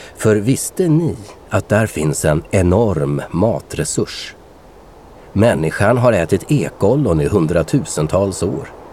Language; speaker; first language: Swedish; native; Swedish